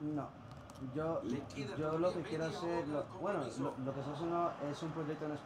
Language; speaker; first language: Spanish; early bilingual, heritage; Spanish